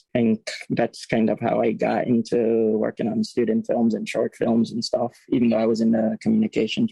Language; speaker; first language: English; native; English